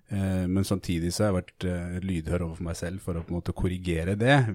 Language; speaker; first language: Norwegian; native; Norwegian